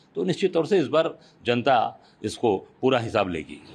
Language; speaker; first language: Hindi; native; Hindi